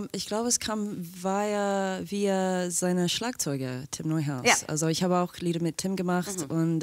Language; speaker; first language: German; non-native, fluent; English